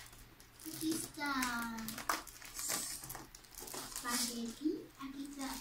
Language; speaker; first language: Spanish; early bilingual, other home language; English